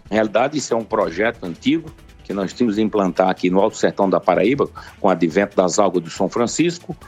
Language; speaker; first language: Portuguese; native; Portuguese